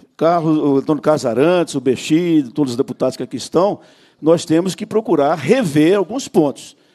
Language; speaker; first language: Portuguese; native; Portuguese